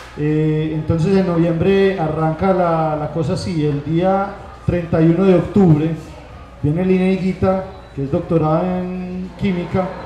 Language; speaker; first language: Spanish; native; Spanish